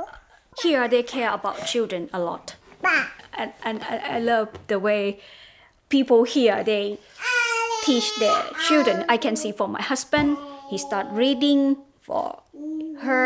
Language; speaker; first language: English; non-native, learner; Thai